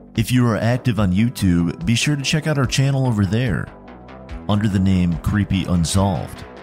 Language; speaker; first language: English; native; English